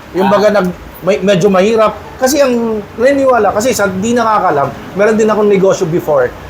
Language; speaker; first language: Filipino; native; Filipino